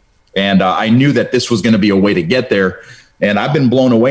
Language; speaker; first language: English; early bilingual, other home language; Romanian